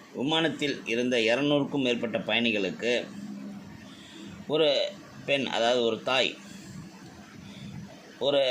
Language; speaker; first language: Tamil; native; Tamil